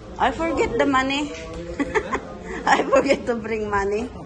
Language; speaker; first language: English; non-native, local second language; Filipino